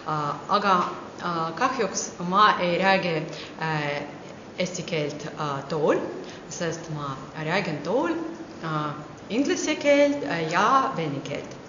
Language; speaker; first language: Estonian; non-native, learner; Russian